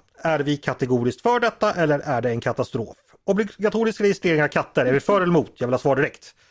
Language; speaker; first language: Swedish; native; Swedish